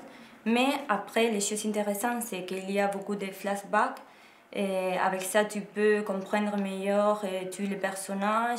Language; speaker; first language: French; non-native, learner; Korean